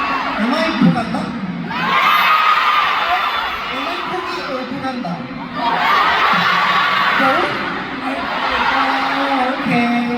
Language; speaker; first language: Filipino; non-native, learner; Korean